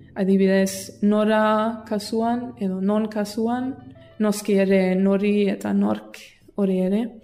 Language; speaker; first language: Basque; non-native, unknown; German